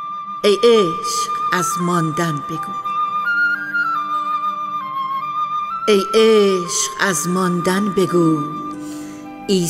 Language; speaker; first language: Persian; native; Persian